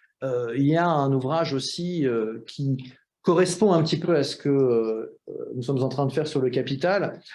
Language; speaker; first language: French; native; French